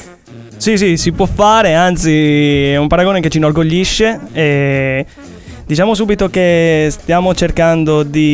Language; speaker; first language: Italian; native; Italian